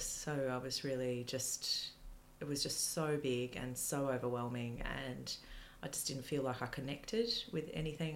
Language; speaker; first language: English; native; English